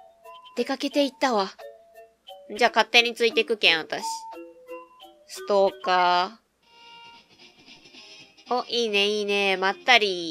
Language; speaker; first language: Japanese; native; Japanese